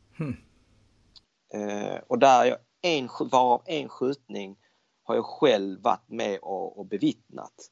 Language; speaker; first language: Swedish; early bilingual, other home language; Cantonese